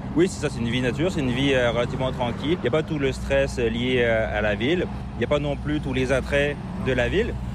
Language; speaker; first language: French; native; French